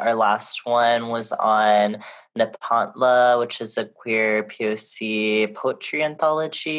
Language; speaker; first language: English; native; English